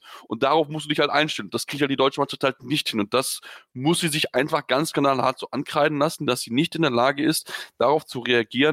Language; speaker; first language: German; native; German